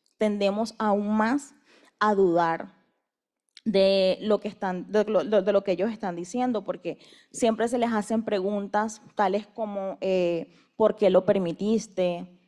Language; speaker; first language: Spanish; native; Spanish